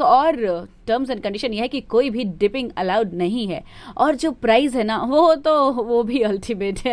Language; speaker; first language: Hindi; native; Hindi